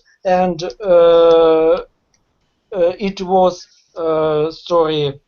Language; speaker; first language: English; non-native, learner; Russian